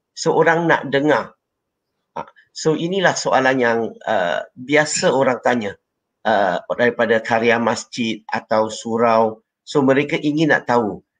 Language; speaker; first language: Malay; non-native, local second language; Chinese